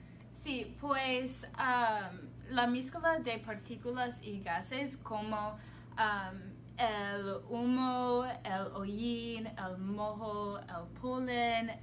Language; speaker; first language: Spanish; non-native, learner; English